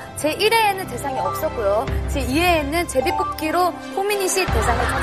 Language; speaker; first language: Korean; native; Korean